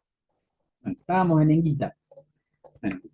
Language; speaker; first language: Spanish; native; Spanish